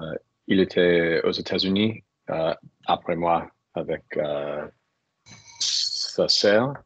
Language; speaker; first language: French; non-native, learner; English